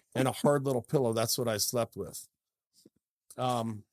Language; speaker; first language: English; native; English